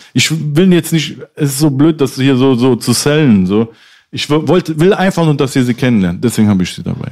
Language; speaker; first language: German; native; German